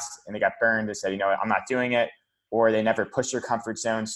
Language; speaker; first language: English; native; English